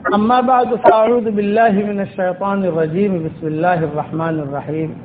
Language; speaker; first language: Urdu; native; Urdu